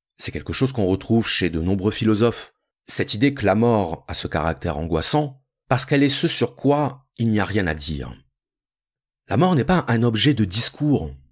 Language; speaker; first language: French; native; French